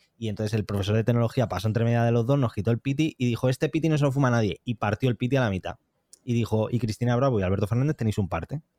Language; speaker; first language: Spanish; native; Spanish